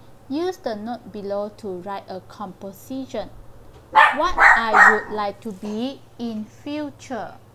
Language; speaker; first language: English; non-native, local second language; Chinese